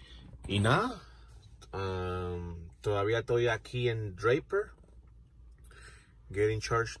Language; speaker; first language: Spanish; early bilingual, heritage; Spanish